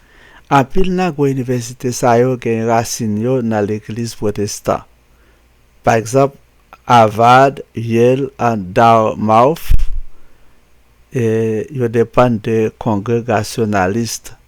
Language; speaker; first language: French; non-native, local second language; Haitian Creole